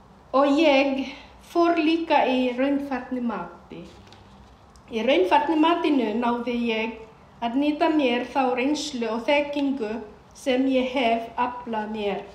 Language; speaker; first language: Icelandic; non-native, fluent; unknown